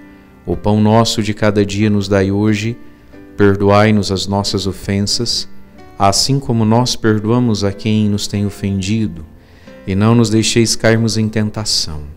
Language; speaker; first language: Portuguese; native; Portuguese